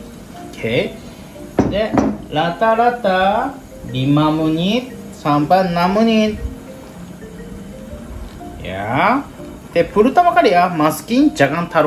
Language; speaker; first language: Indonesian; non-native, learner; Japanese